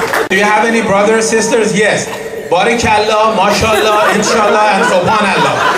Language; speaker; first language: English; non-native, fluent; Persian